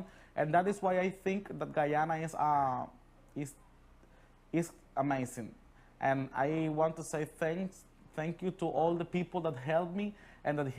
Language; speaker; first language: English; non-native, learner; Spanish